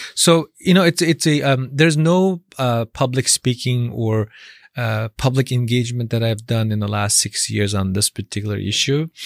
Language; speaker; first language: English; non-native, fluent; Chinese